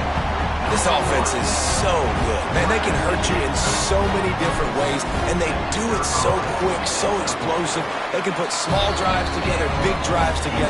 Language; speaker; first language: English; native; English